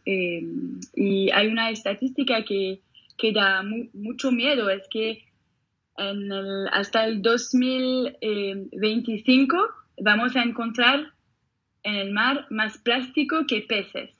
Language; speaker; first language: Spanish; non-native, fluent; French